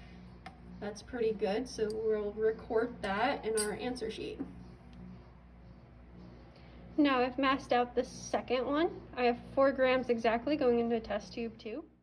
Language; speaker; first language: English; native; English